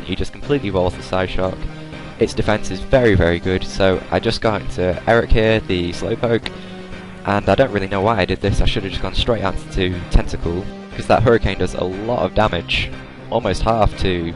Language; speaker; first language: English; native; English